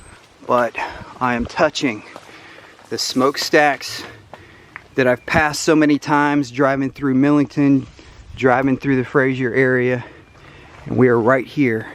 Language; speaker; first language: English; native; English